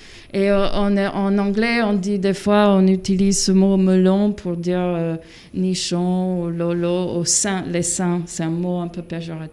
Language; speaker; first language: French; non-native, fluent; English